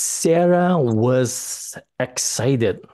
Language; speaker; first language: English; non-native, fluent; Vietnamese